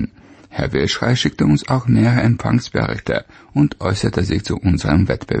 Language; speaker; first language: German; native; German